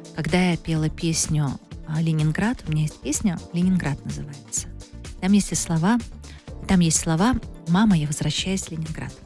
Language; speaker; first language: Russian; native; Russian